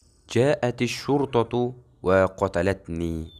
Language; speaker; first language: Arabic; non-native, fluent; Kazakh